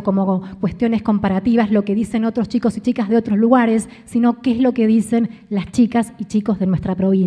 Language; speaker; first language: Spanish; native; Spanish